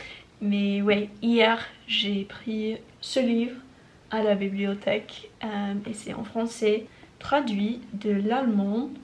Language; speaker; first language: French; non-native, learner; English